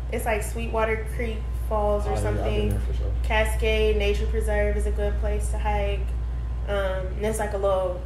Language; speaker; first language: English; native; English